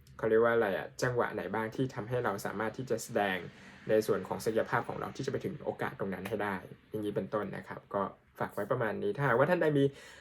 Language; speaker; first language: Thai; native; Thai